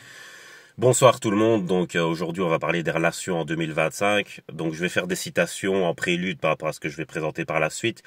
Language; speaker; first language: French; native; French